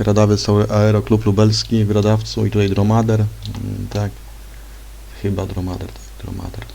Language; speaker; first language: Polish; native; Polish